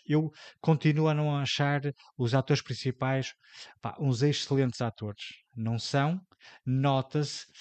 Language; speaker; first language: Portuguese; native; Portuguese